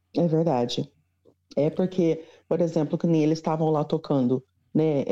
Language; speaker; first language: Portuguese; native; Portuguese